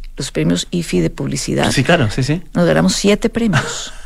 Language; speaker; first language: Spanish; native; Spanish